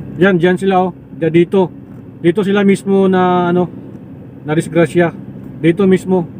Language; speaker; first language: Filipino; non-native, local second language; Cebuano